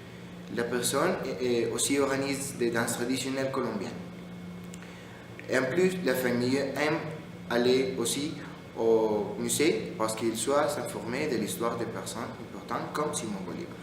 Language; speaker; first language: French; non-native, learner; Spanish